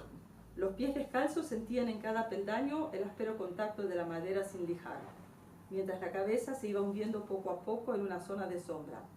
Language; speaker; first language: Spanish; native; Spanish